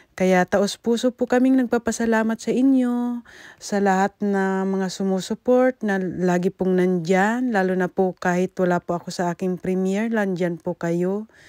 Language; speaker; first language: Filipino; non-native, local second language; Hiligaynon